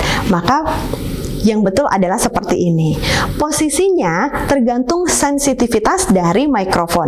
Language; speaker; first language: Indonesian; native; Indonesian